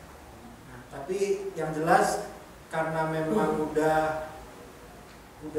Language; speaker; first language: Indonesian; native; Indonesian